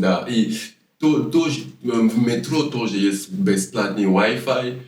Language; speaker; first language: Russian; non-native, learner; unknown